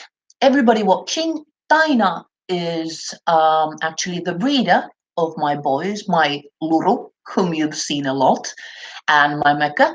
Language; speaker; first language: English; non-native, fluent; Finnish